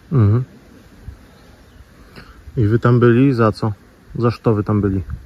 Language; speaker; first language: Russian; non-native, learner; Polish